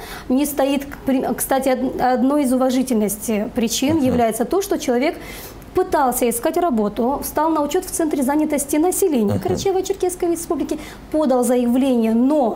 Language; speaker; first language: Russian; native; Russian